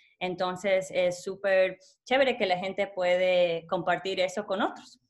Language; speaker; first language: Spanish; early bilingual, heritage; Spanish